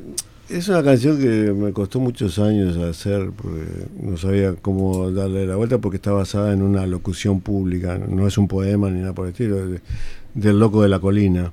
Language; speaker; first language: Spanish; native; Spanish